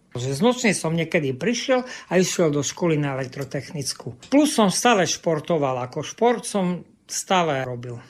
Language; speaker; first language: Slovak; non-native, local second language; Rusyn